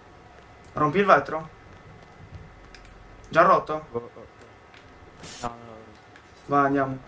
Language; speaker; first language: Italian; native; Italian